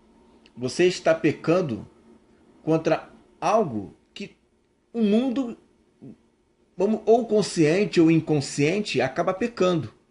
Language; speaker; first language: Portuguese; native; Portuguese